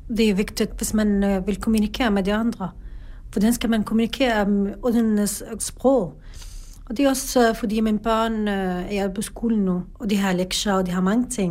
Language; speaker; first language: Danish; non-native, learner; Arabic